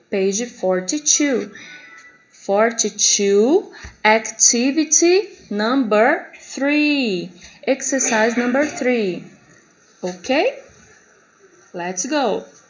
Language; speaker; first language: English; non-native, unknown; Portuguese